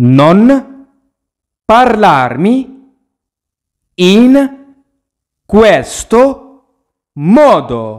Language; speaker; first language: Italian; non-native, fluent; Arabic